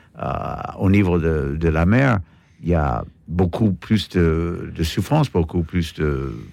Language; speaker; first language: French; non-native, fluent; English